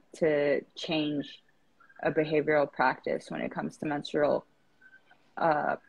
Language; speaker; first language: English; non-native, fluent; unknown